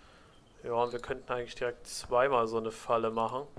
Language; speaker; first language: German; native; German